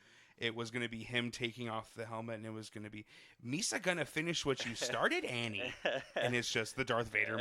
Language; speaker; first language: English; native; English